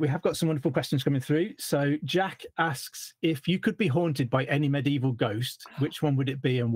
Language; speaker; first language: English; native; English